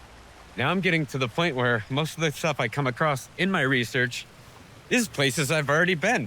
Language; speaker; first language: English; native; English